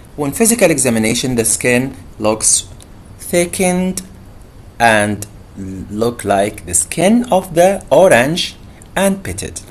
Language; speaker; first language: English; non-native, fluent; Arabic